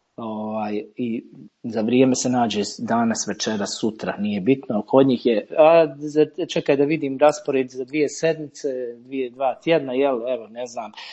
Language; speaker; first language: Croatian; native; Croatian